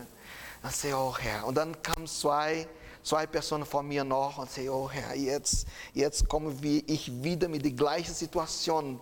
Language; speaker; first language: German; non-native, fluent; Portuguese